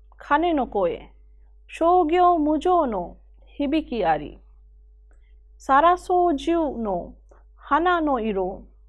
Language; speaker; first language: Japanese; non-native, fluent; Hindi